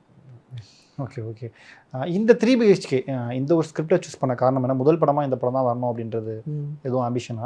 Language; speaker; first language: Tamil; native; Tamil